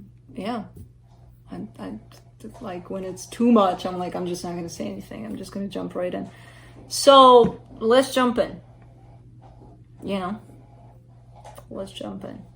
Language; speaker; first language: English; native; English